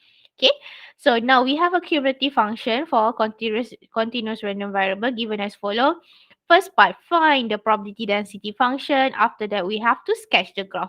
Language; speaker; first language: English; non-native, local second language; Malay